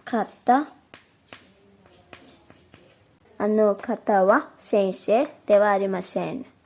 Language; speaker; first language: Japanese; non-native, fluent; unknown